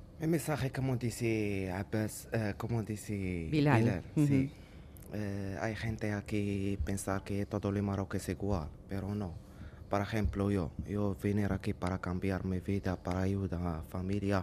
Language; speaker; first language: Spanish; non-native, learner; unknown